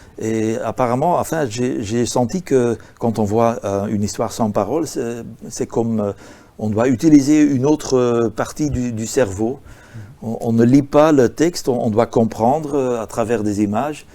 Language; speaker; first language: French; non-native, local second language; Dutch